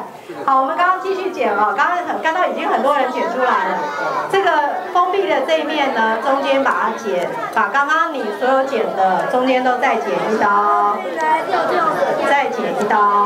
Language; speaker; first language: Chinese; native; Chinese